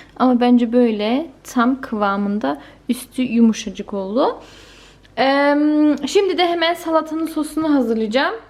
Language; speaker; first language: Turkish; early bilingual, heritage; Turkish